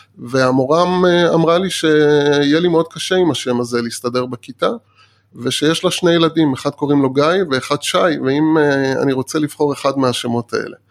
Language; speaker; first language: Hebrew; early bilingual, other home language; Persian